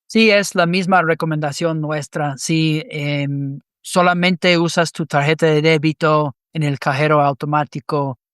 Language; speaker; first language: Spanish; non-native, fluent; English